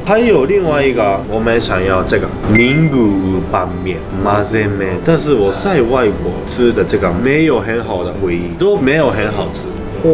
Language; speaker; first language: Chinese; non-native, fluent; Japanese